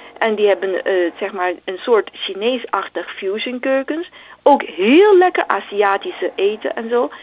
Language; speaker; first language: Dutch; non-native, fluent; Chinese